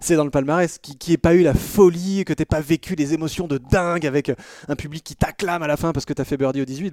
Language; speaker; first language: French; native; French